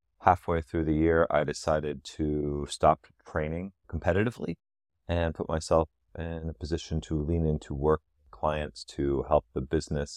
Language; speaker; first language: English; native; English